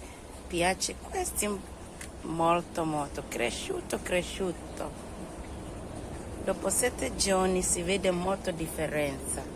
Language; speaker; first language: Italian; non-native, learner; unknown